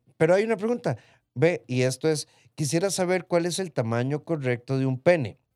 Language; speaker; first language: Spanish; native; Spanish